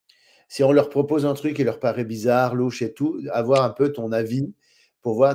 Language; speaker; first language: French; native; French